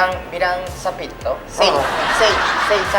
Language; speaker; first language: Indonesian; non-native, fluent; Japanese